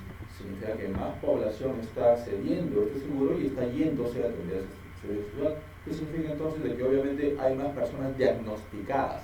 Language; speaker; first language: Spanish; native; Spanish